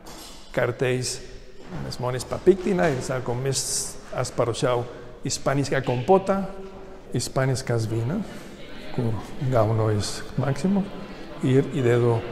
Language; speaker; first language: Lithuanian; non-native, learner; Spanish